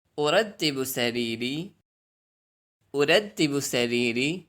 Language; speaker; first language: Arabic; non-native, fluent; Urdu